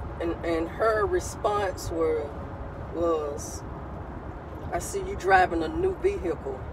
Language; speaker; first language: English; native; English